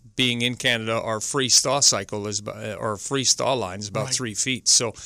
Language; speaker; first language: English; native; English